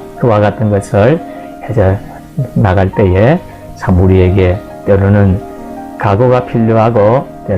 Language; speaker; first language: Korean; native; Korean